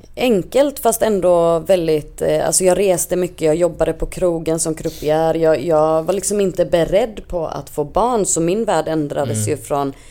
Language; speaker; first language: Swedish; native; Swedish